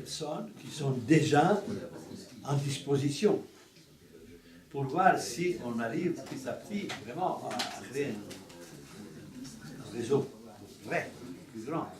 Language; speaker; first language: French; non-native, fluent; Italian